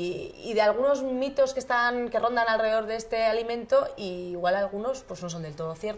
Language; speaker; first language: Spanish; native; Spanish